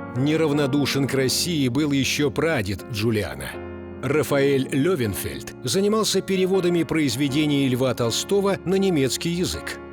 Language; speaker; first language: Russian; native; Russian